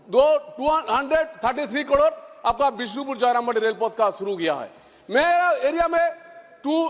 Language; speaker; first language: Hindi; non-native, local second language; Bangla